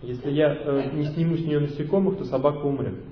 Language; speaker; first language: Russian; native; Russian